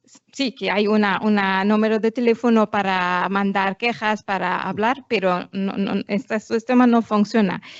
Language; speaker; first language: Spanish; non-native, fluent; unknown